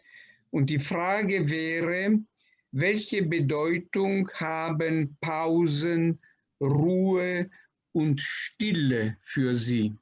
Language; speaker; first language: German; non-native, fluent; Italian